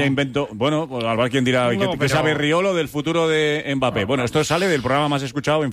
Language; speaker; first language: Spanish; native; Spanish